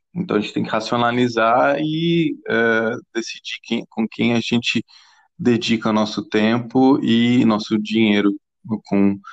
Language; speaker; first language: Portuguese; non-native, fluent; English